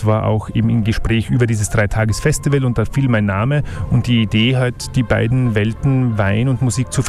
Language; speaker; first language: German; native; German